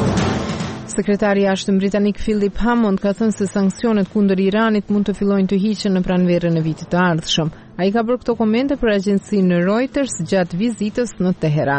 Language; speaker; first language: Albanian; native; Albanian